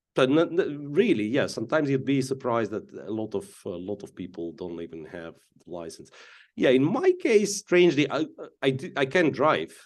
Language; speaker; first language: English; non-native, fluent; Russian